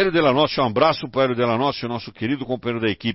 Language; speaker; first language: Portuguese; native; Portuguese